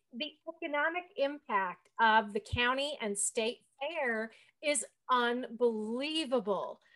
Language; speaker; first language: English; native; English